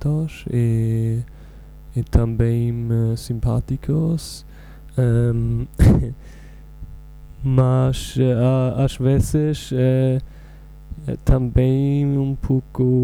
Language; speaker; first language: Portuguese; non-native, learner; German